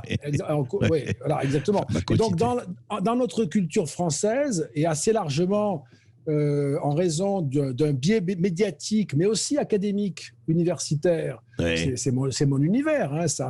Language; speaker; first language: French; native; French